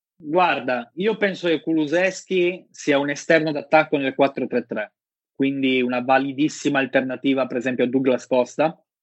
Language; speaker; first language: Italian; native; Italian